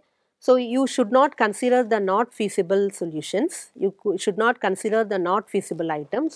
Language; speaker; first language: English; non-native, local second language; Tamil